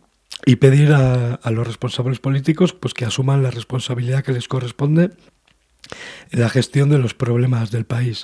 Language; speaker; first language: Spanish; native; Spanish